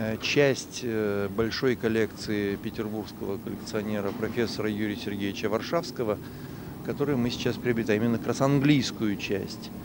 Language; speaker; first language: Russian; native; Russian